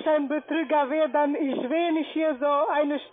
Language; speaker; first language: German; non-native, fluent; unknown